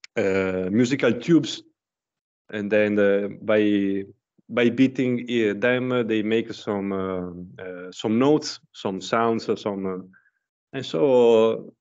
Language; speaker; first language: English; non-native, learner; Italian